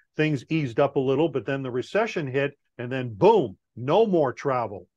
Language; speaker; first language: English; native; English